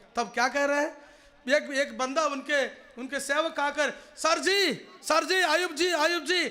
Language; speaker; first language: Hindi; non-native, local second language; Telugu